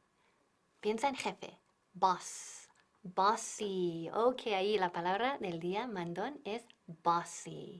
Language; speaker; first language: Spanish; non-native, fluent; English